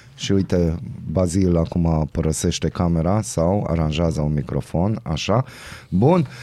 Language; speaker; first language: Romanian; non-native, local second language; Hungarian